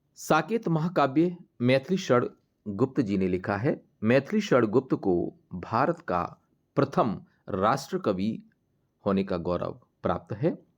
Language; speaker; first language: Hindi; native; Hindi